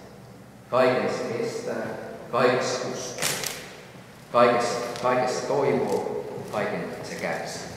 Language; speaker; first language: Finnish; native; Finnish